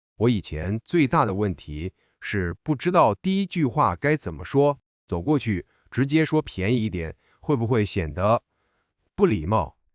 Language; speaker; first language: Chinese; non-native, fluent; English